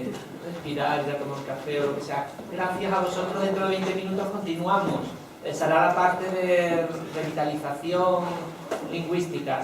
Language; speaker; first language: Spanish; native; Spanish